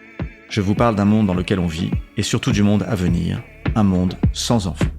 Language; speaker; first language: French; native; French